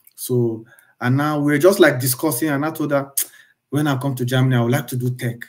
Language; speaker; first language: English; non-native, local second language; Igbo